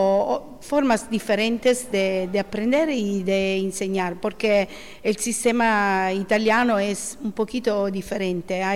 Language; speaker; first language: Spanish; non-native, fluent; Italian